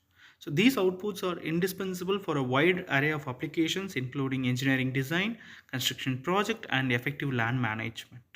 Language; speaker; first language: English; non-native, local second language; Tamil